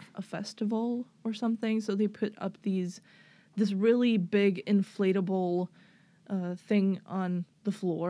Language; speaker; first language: English; non-native, fluent; Swedish